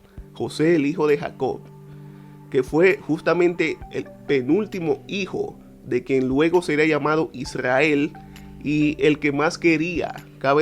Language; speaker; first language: Spanish; native; Spanish